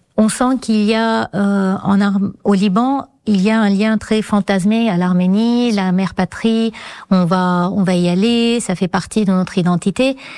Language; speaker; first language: French; non-native, fluent; Armenian